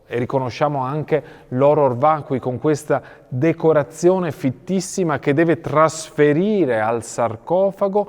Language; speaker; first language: Italian; native; Italian